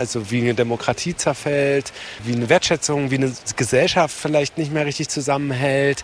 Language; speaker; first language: German; native; German